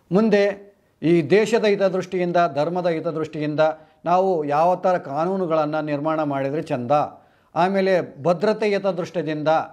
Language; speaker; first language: Kannada; non-native, local second language; Telugu